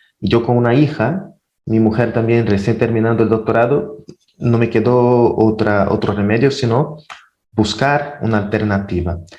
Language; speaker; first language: Spanish; non-native, fluent; Portuguese